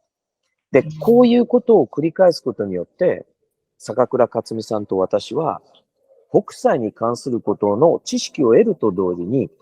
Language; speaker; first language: Japanese; native; Japanese